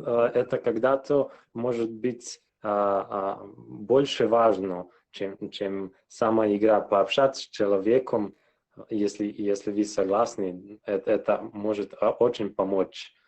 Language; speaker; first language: Russian; non-native, local second language; Serbian